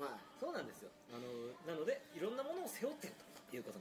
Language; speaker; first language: Japanese; native; Japanese